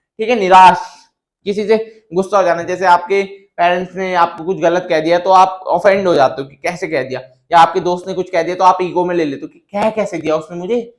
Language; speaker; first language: Hindi; native; Hindi